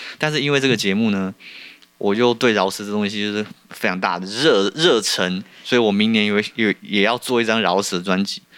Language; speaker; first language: Chinese; native; Chinese